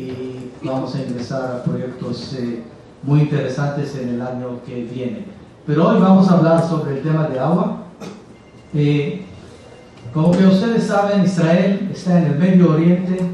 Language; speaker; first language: Spanish; non-native, fluent; Hebrew